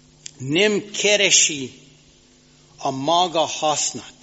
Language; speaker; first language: Hungarian; non-native, fluent; English